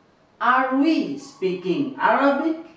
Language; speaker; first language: English; non-native, fluent; Indonesian